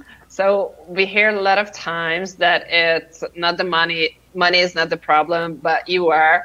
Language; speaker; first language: English; non-native, fluent; Hungarian